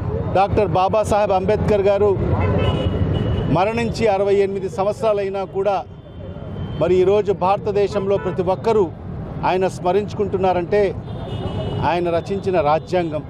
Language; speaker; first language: Telugu; native; Telugu